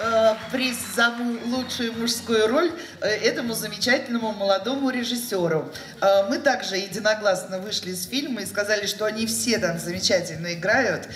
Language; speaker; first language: Russian; native; Russian